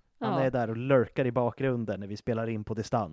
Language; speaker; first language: Swedish; native; Swedish